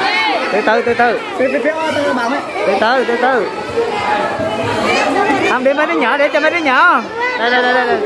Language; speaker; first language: Vietnamese; native; Vietnamese